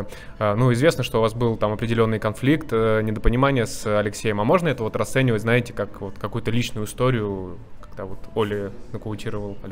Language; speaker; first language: Russian; native; Russian